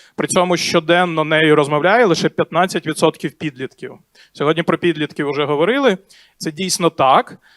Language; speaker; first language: Ukrainian; non-native, local second language; Russian